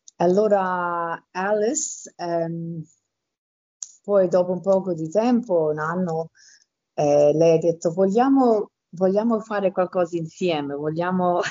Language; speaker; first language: Italian; early bilingual, heritage; Italian